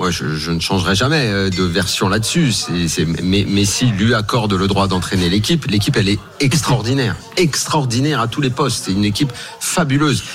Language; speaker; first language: French; native; French